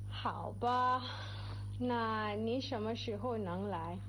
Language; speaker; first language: Chinese; non-native, learner; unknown